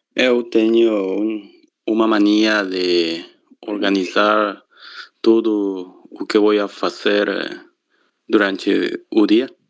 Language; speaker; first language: Portuguese; non-native, learner; Spanish